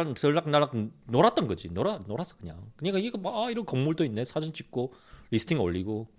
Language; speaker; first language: Korean; early bilingual, heritage; Korean